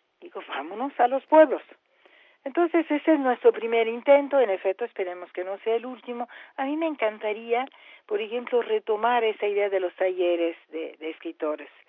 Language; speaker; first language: Spanish; non-native, local second language; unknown